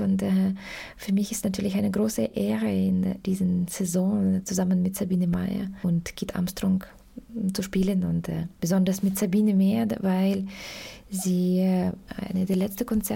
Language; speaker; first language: German; non-native, fluent; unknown